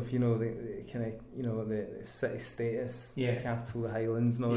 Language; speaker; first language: English; native; English